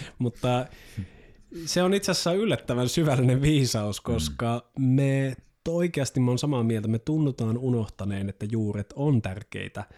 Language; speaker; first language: Finnish; native; Finnish